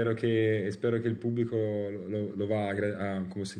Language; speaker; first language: Spanish; non-native, learner; Italian